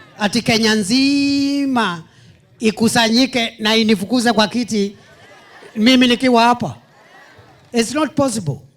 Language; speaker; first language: Swahili; non-native, local second language; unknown